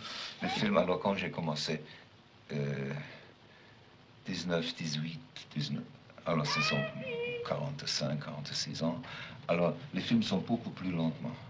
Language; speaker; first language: French; non-native, fluent; German